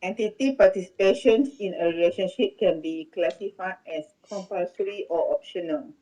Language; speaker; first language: English; non-native, local second language; Malay